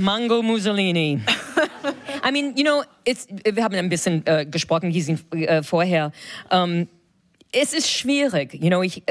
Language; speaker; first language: German; non-native, fluent; English